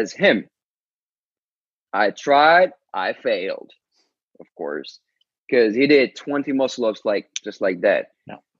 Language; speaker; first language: English; non-native, fluent; Ukrainian